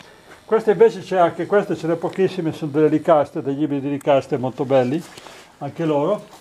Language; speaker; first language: Italian; native; Italian